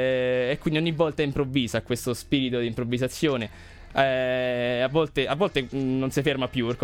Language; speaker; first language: Italian; native; Italian